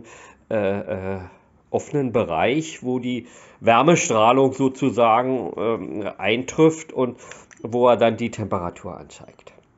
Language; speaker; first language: German; native; German